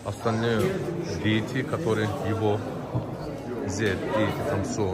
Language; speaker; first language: Russian; non-native, learner; Turkish